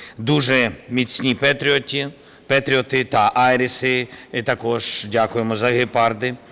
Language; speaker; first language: Ukrainian; non-native, local second language; Russian